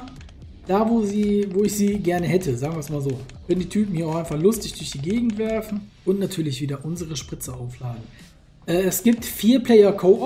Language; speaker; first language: German; native; German